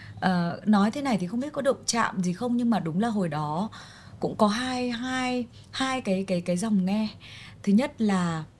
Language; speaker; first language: Vietnamese; native; Vietnamese